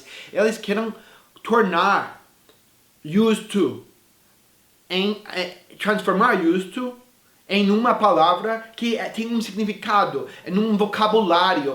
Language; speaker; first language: Portuguese; non-native, fluent; English